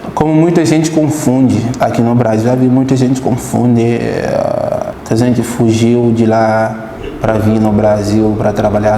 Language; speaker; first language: Portuguese; non-native, fluent; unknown